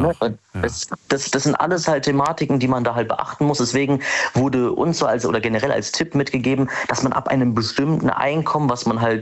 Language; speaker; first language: German; native; German